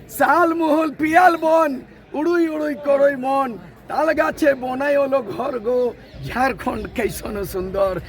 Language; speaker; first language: Bangla; non-native, local second language; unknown